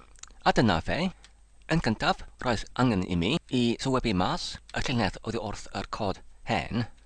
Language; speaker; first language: Welsh; non-native, learner; English